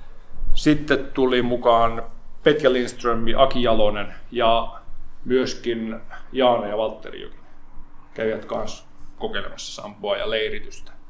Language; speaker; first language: Finnish; native; Finnish